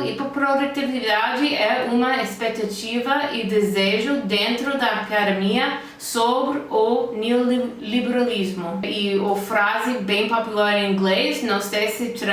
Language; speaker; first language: Portuguese; non-native, fluent; English